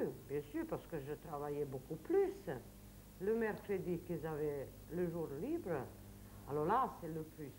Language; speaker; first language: French; non-native, learner; Serbian